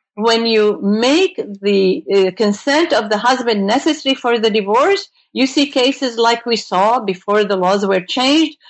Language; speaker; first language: English; non-native, fluent; Arabic